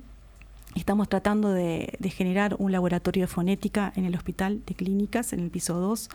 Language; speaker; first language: Spanish; native; Spanish